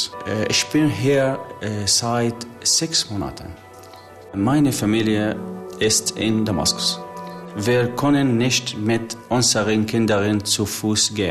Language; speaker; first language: German; non-native, learner; Arabic